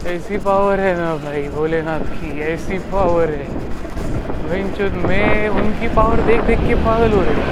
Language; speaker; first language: Hindi; non-native, local second language; Marathi